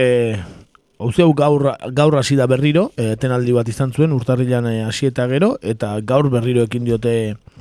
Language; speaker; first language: Basque; early bilingual, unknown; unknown